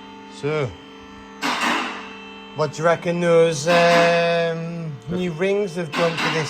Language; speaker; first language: English; native; English